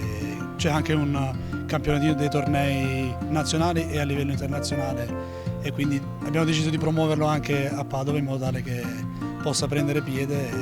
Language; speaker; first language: Italian; native; Italian